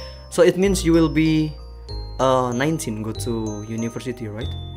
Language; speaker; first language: English; non-native, learner; Indonesian